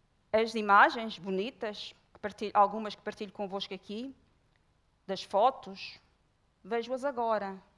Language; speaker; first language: Portuguese; native; Portuguese